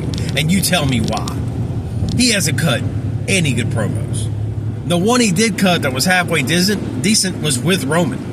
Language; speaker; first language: English; native; English